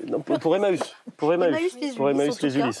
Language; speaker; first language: French; native; French